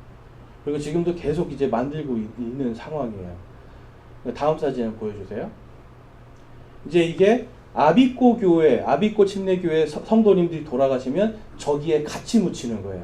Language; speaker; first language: Korean; native; Korean